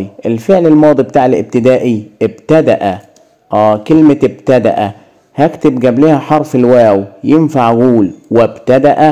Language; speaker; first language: Arabic; native; Arabic